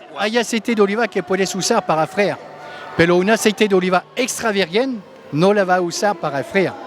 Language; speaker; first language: Spanish; non-native, fluent; French